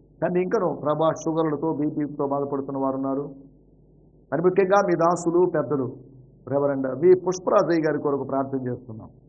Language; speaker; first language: Telugu; native; Telugu